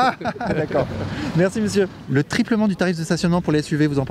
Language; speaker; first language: French; native; French